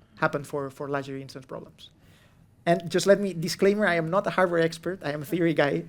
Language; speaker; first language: English; non-native, fluent; Catalan